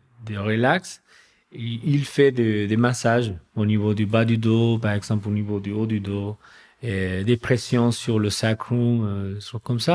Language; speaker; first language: French; non-native, fluent; Spanish